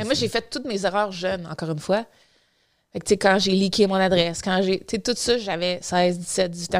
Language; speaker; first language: French; native; French